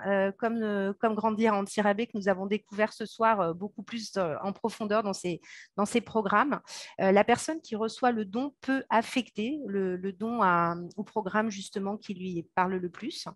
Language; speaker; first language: French; native; French